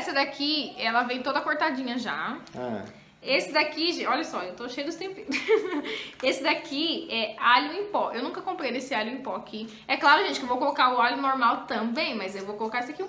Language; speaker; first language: Portuguese; native; Portuguese